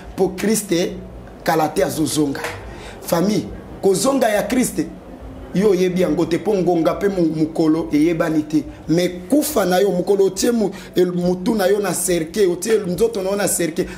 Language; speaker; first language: Lingala; native; Lingala